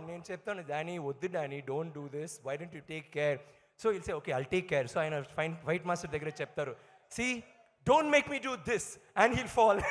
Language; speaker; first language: Telugu; non-native, learner; Tamil